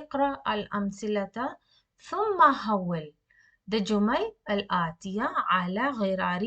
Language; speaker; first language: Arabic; non-native, fluent; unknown